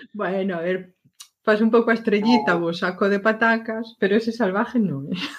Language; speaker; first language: Galician; non-native, local second language; Spanish